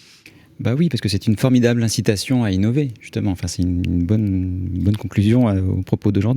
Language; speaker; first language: French; native; French